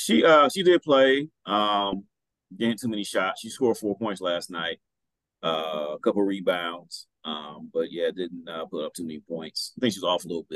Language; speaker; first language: English; native; English